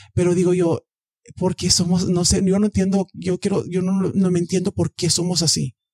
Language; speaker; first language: Spanish; early bilingual, heritage; Spanish